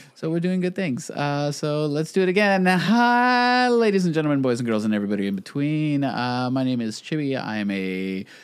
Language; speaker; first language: English; native; English